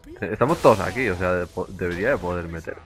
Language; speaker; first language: Spanish; native; Spanish